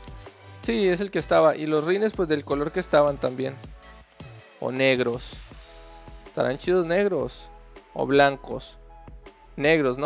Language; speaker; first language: Spanish; native; Spanish